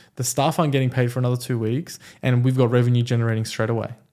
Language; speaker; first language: English; early bilingual, other home language; Persian